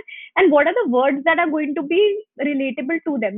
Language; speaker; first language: English; non-native, local second language; Hindi